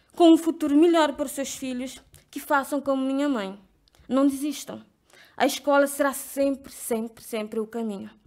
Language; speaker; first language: Portuguese; non-native, local second language; Kabuverdianu